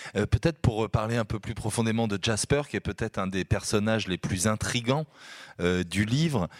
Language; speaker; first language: French; native; French